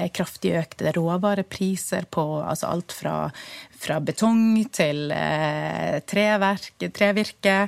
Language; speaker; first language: Norwegian; native; Norwegian